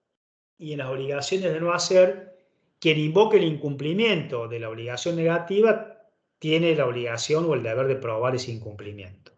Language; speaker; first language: Spanish; native; Spanish